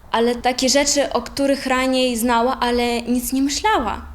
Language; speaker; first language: Polish; non-native, learner; Ukrainian